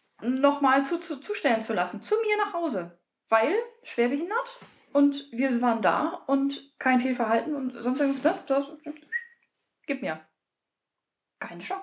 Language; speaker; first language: German; native; German